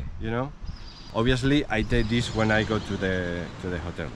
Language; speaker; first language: English; non-native, learner; Spanish